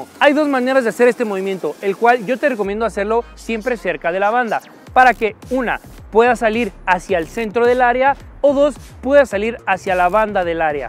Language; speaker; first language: Spanish; native; Spanish